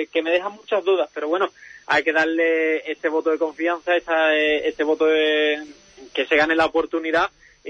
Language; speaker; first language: Spanish; native; Spanish